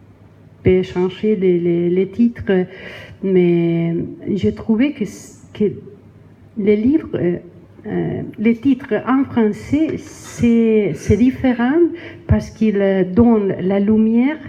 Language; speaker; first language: French; non-native, learner; Spanish